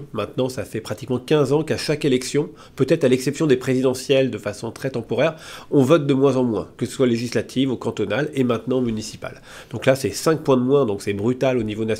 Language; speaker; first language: French; native; French